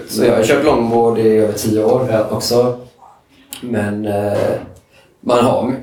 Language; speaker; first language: Swedish; native; Swedish